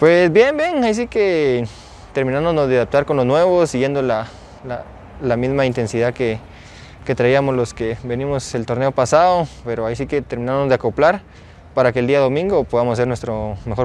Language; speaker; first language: Spanish; native; Spanish